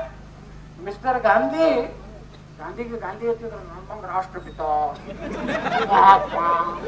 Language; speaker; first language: Kannada; native; Kannada